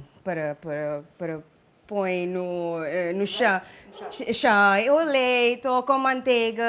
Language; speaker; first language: Portuguese; non-native, learner; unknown